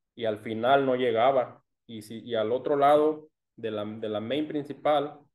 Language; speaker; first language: Spanish; native; Spanish